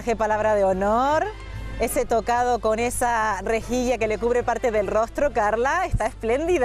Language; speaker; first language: Spanish; native; Spanish